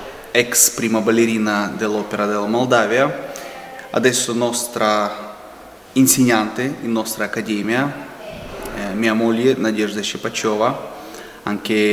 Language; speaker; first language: Italian; non-native, fluent; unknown